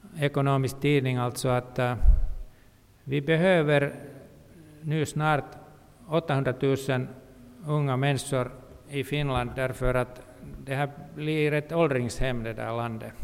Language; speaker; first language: Swedish; non-native, local second language; Finnish